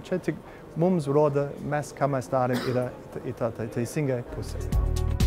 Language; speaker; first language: Lithuanian; early bilingual, heritage; Lithuanian